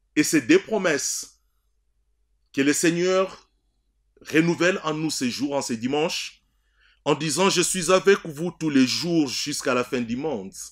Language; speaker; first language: French; non-native, local second language; Swahili